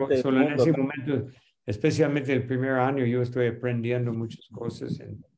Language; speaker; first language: Spanish; non-native, fluent; English